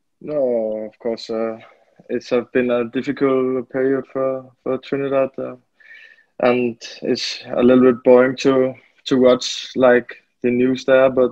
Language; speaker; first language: English; non-native, fluent; Danish